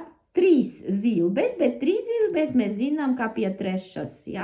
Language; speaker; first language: Latvian; non-native, learner; Russian